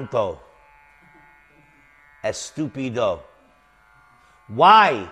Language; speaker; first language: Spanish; non-native, learner; English